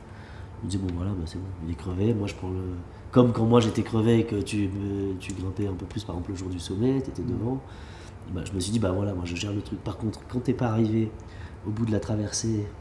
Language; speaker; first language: French; native; French